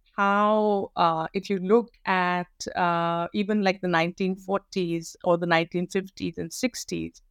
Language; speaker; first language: English; non-native, local second language; Hindi